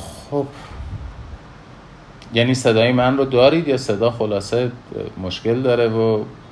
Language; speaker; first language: Persian; native; Persian